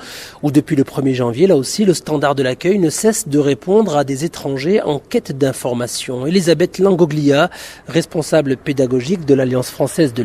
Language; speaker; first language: French; native; French